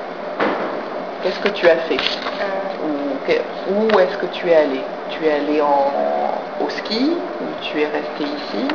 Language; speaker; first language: French; non-native, fluent; English